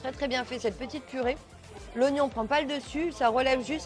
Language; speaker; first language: French; native; French